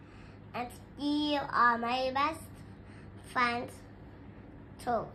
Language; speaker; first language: English; non-native, learner; Vietnamese